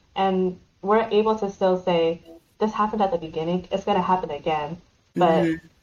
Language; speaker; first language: English; native; English